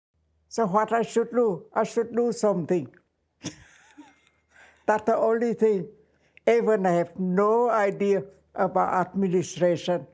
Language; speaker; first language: English; non-native, fluent; Vietnamese